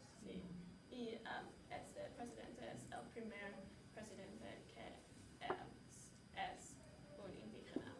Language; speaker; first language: Spanish; non-native, learner; English